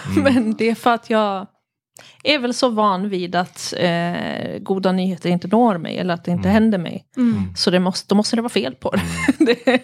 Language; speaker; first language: Swedish; early bilingual, other home language; Persian